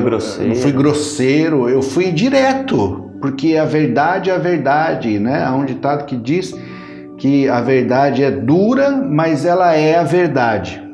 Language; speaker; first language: Portuguese; native; Portuguese